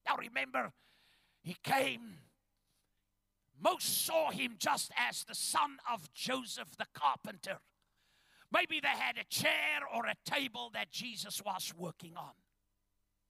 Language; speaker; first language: English; non-native, local second language; Afrikaans